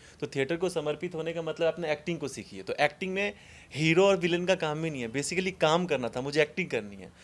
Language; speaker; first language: Hindi; non-native, local second language; Maithili